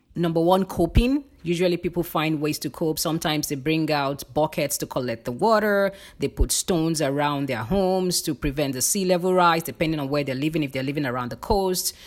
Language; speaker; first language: English; non-native, local second language; Yoruba